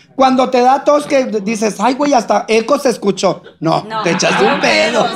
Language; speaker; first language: Spanish; native; Spanish